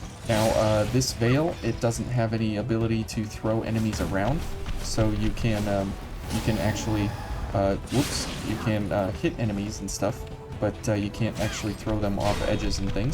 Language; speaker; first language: English; native; English